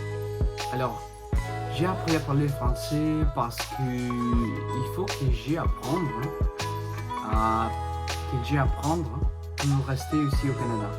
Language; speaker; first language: French; non-native, learner; Spanish